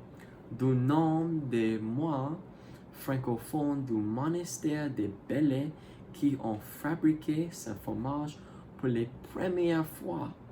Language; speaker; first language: French; non-native, learner; English